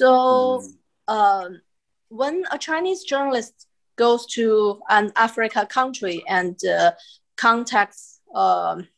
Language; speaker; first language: English; non-native, fluent; Chinese